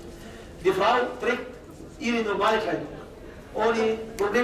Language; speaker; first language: German; non-native, fluent; Arabic